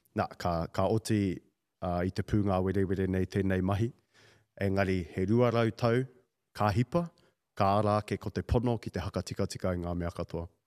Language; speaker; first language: Māori; native; Māori